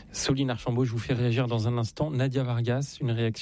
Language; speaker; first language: French; native; French